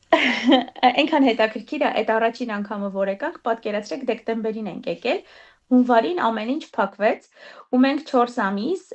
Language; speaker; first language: Armenian; native; Armenian